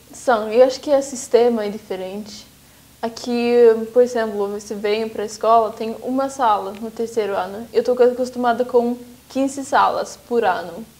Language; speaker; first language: Portuguese; non-native, fluent; Swedish